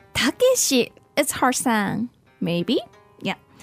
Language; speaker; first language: English; non-native, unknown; Japanese